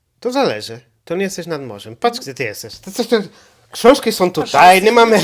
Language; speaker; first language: Polish; non-native, learner; Portuguese